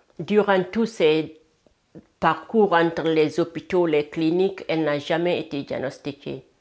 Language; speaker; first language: French; non-native, local second language; Fula